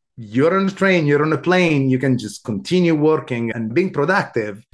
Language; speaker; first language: English; non-native, fluent; Italian